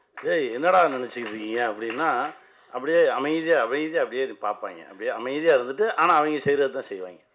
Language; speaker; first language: Tamil; native; Tamil